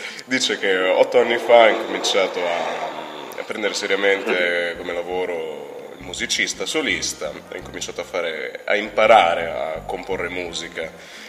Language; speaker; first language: Italian; native; Italian